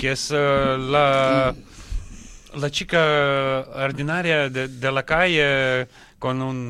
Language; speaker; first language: Spanish; non-native, learner; Russian